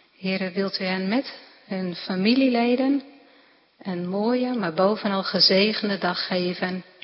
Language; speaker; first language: Dutch; native; Dutch